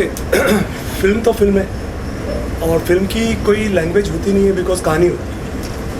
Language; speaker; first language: Hindi; non-native, local second language; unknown